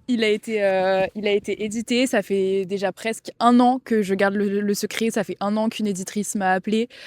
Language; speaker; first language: French; native; French